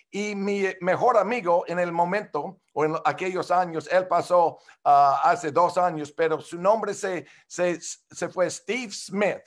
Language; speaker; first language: Spanish; non-native, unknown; English